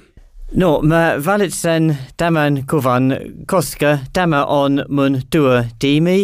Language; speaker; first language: Finnish; non-native, learner; English